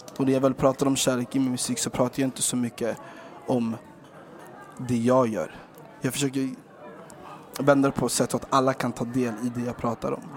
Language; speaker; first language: Swedish; native; Swedish